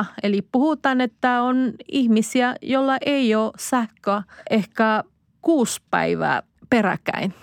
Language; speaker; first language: Finnish; non-native, fluent; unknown